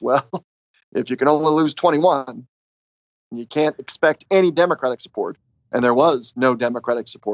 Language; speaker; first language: English; native; English